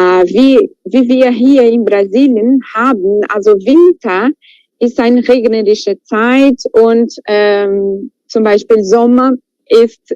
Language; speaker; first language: German; non-native, fluent; Portuguese